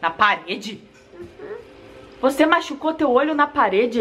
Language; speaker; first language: Portuguese; native; Portuguese